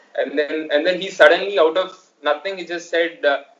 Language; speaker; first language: English; non-native, local second language; Telugu